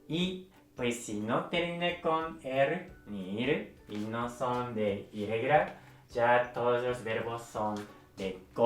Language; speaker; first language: Spanish; non-native, fluent; Japanese